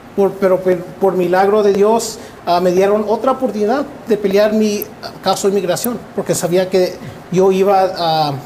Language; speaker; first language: Spanish; early bilingual, heritage; Spanish